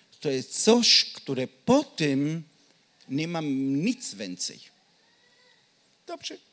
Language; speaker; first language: Polish; non-native, learner; Hebrew